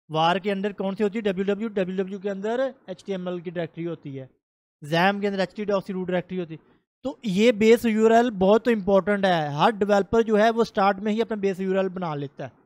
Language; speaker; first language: Urdu; native; Urdu